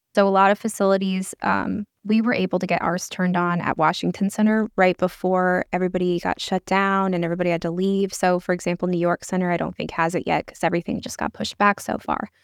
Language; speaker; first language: English; native; English